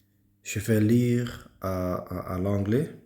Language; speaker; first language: French; non-native, learner; English